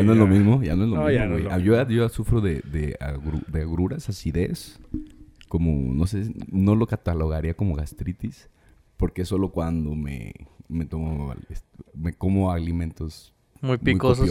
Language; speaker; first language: Spanish; native; Spanish